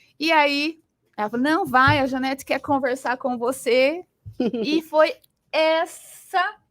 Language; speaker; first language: Portuguese; early bilingual, other home language; Spanish